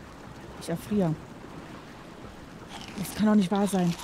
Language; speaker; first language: German; native; German